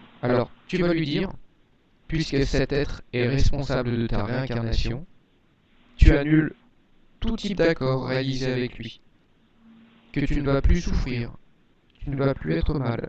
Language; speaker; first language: French; native; French